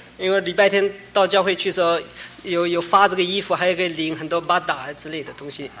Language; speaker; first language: Chinese; non-native, local second language; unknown